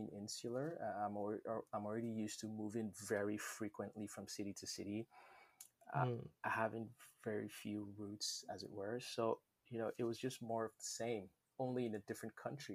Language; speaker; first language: English; non-native, local second language; Yoruba